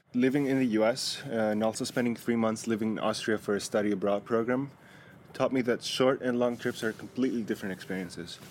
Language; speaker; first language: English; non-native, fluent; Greek